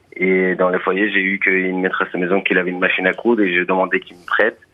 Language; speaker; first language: French; non-native, fluent; Persian